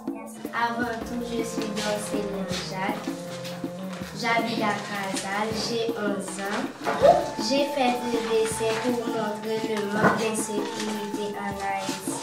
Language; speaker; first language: French; non-native, local second language; Haitian Creole